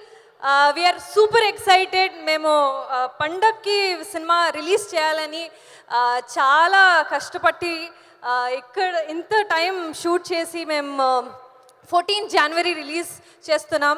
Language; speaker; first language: Telugu; non-native, learner; Kannada